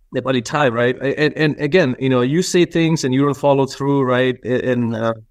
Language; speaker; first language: English; non-native, local second language; Nepali